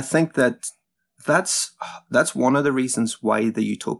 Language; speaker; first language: English; native; English